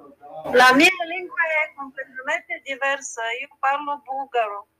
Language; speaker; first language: Italian; non-native, learner; Bulgarian